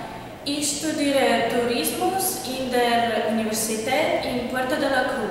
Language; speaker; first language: German; non-native, learner; Ukrainian